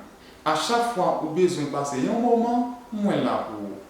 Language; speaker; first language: French; non-native, learner; Haitian Creole